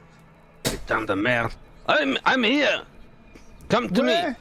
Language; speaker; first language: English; non-native, fluent; French